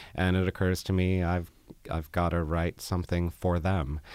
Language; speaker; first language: English; native; English